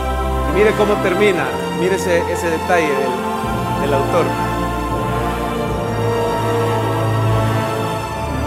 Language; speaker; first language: Spanish; native; Spanish